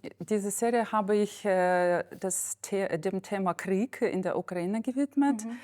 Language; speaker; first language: German; non-native, fluent; Ukrainian